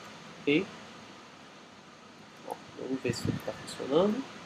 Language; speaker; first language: Portuguese; native; Portuguese